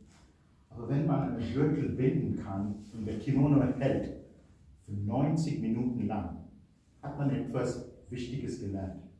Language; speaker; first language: German; non-native, fluent; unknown